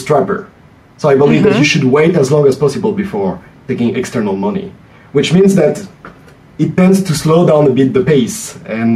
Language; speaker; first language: English; non-native, fluent; French